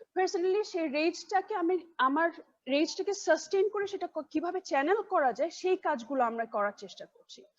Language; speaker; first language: Bangla; native; Bangla